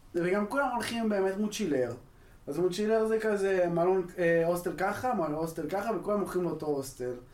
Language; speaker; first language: Hebrew; native; Hebrew